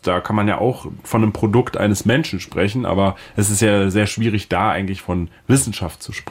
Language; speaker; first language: German; native; German